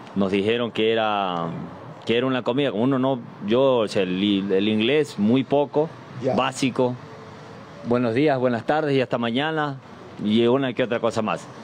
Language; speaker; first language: Spanish; native; Spanish